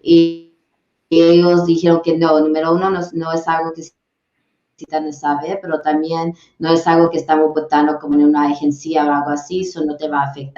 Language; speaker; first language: Spanish; early bilingual, heritage; English